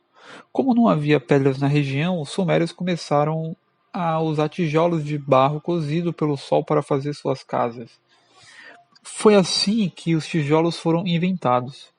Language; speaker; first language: Portuguese; native; Portuguese